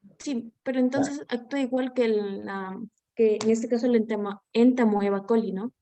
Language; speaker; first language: Spanish; native; Spanish